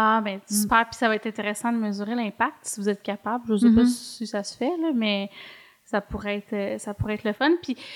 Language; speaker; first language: French; native; French